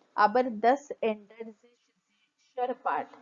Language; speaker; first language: German; non-native, fluent; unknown